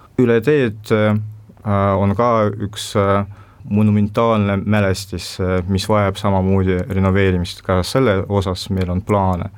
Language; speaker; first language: Estonian; non-native, local second language; Russian